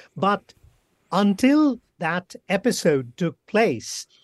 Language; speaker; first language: English; non-native, local second language; Bangla